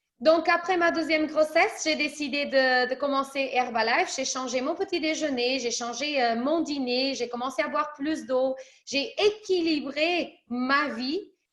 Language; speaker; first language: French; early bilingual, other home language; Portuguese